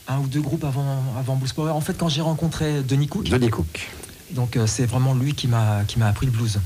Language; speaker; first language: French; native; French